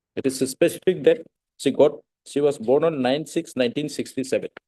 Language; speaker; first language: English; non-native, local second language; Assamese